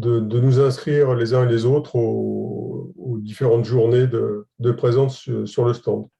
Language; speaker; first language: French; native; French